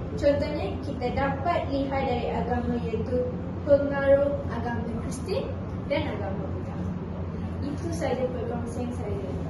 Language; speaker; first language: Malay; native; Malay